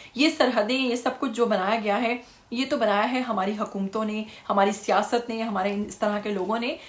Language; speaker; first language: Urdu; native; Urdu